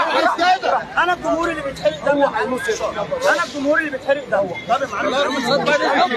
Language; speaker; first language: Arabic; native; Arabic